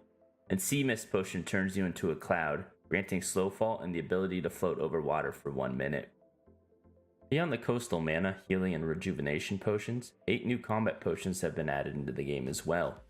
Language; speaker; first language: English; native; English